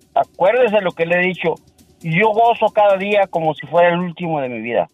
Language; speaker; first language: Spanish; native; Spanish